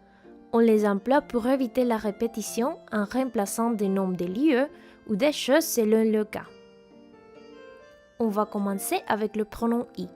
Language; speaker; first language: French; non-native, fluent; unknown